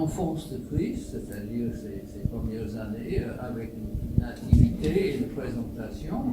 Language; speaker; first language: French; non-native, fluent; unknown